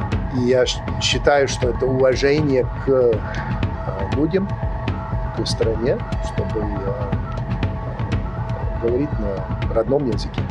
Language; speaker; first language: Russian; non-native, fluent; English